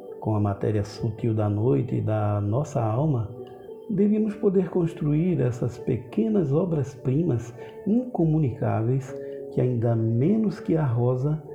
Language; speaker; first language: Portuguese; native; Portuguese